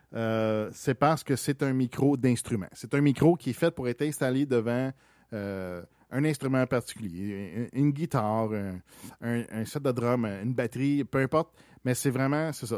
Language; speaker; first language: French; native; French